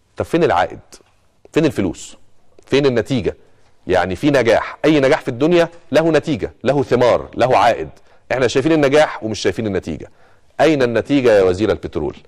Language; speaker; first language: Arabic; native; Arabic